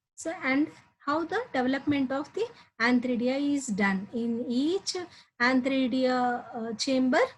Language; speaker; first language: English; non-native, local second language; Telugu